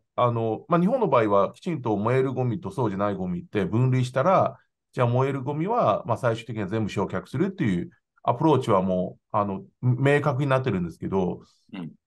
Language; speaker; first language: Japanese; non-native, fluent; Chinese